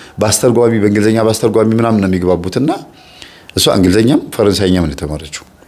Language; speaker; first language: Amharic; native; Amharic